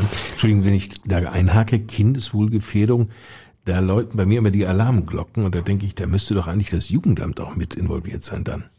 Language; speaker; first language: German; native; German